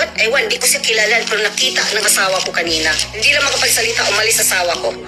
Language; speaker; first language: Filipino; non-native, local second language; Cebuano